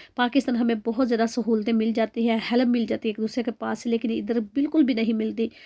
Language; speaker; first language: Urdu; non-native, local second language; Punjabi